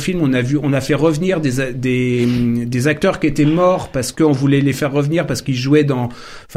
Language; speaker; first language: French; native; French